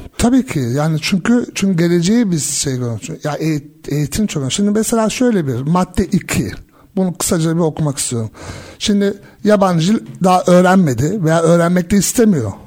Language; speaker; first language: Turkish; early bilingual, heritage; Turkish